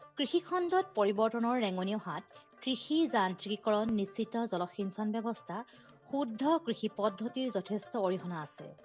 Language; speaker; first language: Assamese; native; Assamese